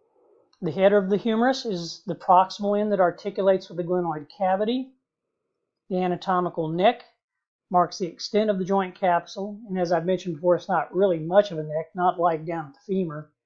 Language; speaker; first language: English; native; English